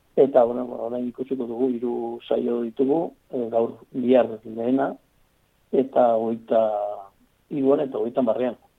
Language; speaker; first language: Basque; native; Basque